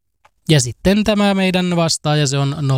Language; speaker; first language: Finnish; native; Finnish